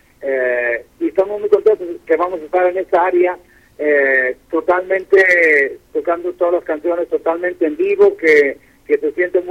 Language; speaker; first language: Spanish; early bilingual, heritage; Spanish